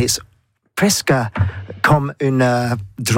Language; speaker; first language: French; non-native, learner; English